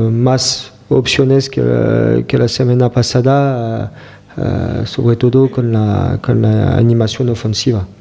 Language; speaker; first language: Spanish; non-native, fluent; French